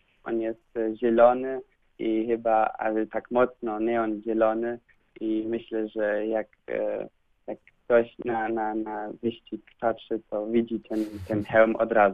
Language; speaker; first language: Polish; early bilingual, heritage; Polish